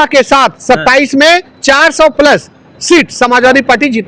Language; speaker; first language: Hindi; native; Hindi